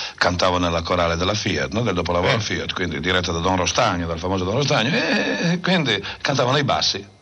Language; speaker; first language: Italian; native; Italian